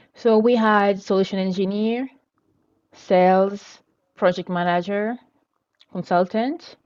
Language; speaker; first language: English; non-native, local second language; French